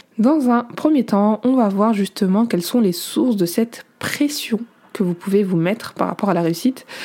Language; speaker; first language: French; native; French